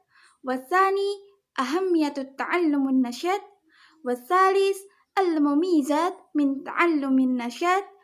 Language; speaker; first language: Arabic; non-native, learner; Indonesian